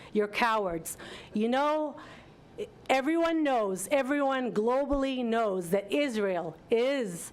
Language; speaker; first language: English; non-native, fluent; Arabic